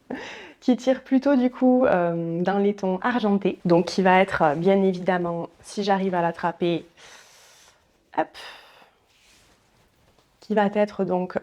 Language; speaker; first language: French; native; French